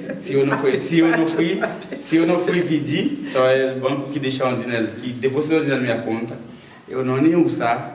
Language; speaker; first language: Portuguese; non-native, learner; Haitian Creole